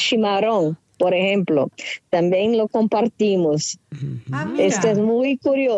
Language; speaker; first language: Spanish; non-native, fluent; Portuguese